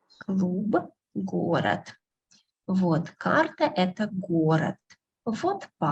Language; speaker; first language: Russian; non-native, fluent; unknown